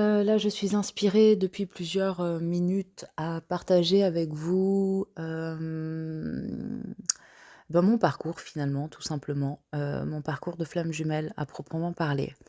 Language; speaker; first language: French; native; French